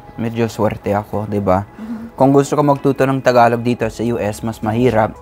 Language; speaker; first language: Filipino; non-native, fluent; English